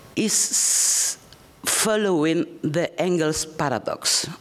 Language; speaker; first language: English; non-native, fluent; Spanish